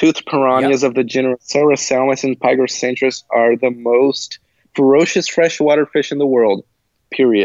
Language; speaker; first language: English; early bilingual, other home language; Portuguese